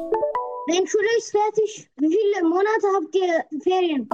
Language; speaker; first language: German; early bilingual, other home language; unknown